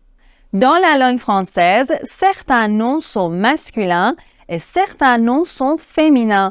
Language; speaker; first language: French; non-native, fluent; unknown